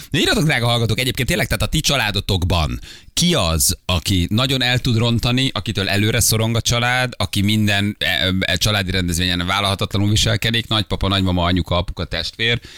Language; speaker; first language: Hungarian; native; Hungarian